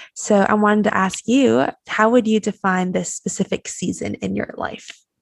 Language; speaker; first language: English; non-native, fluent; Chinese